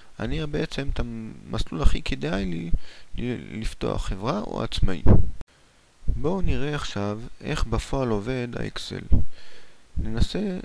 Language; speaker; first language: Hebrew; native; Hebrew